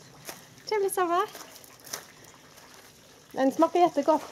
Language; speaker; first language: Swedish; non-native, learner; German